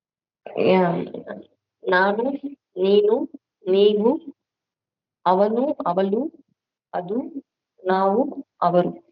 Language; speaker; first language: Kannada; non-native, learner; Tamil